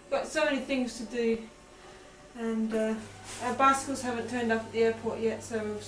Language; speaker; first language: English; native; English